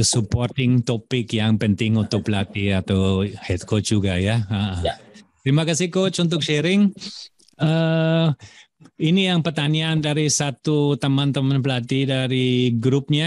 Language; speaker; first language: Indonesian; non-native, fluent; German